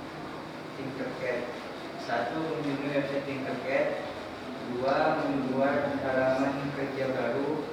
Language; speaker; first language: Indonesian; native; Indonesian